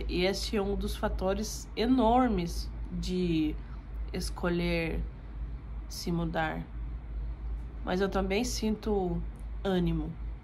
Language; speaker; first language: Portuguese; non-native, fluent; Russian